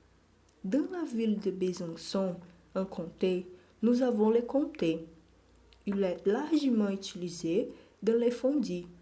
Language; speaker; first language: French; non-native, learner; Portuguese